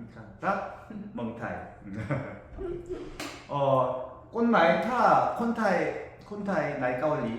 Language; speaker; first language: Thai; non-native, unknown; Korean